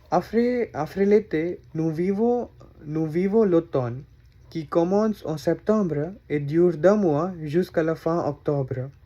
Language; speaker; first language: French; non-native, learner; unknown